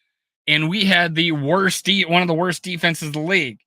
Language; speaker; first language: English; native; English